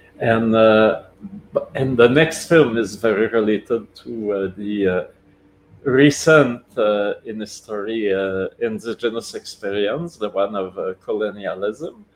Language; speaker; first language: English; non-native, local second language; French